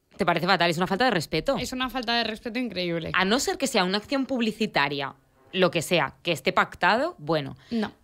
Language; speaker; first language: Spanish; native; Spanish